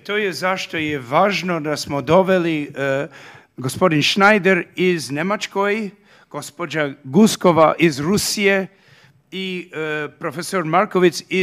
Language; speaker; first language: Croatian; early bilingual, heritage; Serbian